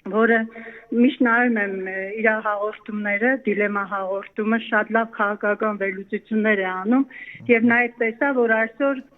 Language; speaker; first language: Armenian; native; Armenian